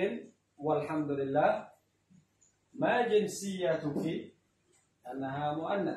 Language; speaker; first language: Arabic; non-native, fluent; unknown